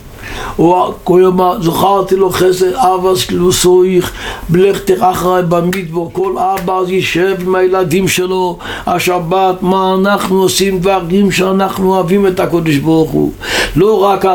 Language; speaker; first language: Hebrew; non-native, local second language; Yiddish